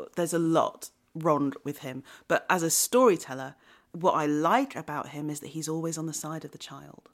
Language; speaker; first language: English; native; English